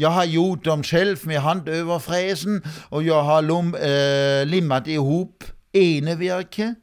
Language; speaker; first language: Swedish; non-native, fluent; German